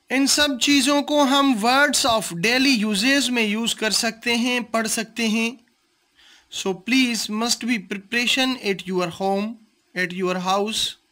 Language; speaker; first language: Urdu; non-native, local second language; Sindhi